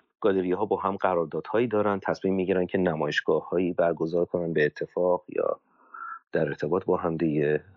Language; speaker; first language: Persian; native; Persian